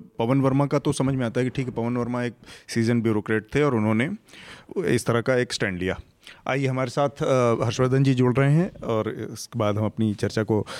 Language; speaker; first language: Hindi; native; Hindi